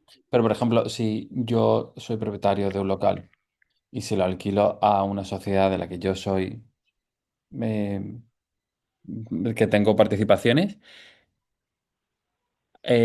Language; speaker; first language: Spanish; native; Spanish